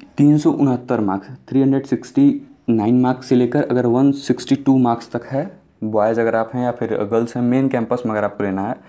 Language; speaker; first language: Hindi; native; Hindi